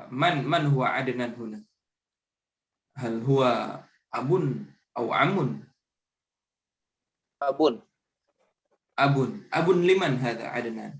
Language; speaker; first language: Arabic; non-native, fluent; Indonesian